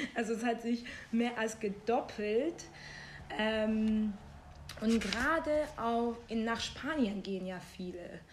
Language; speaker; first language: German; non-native, fluent; Persian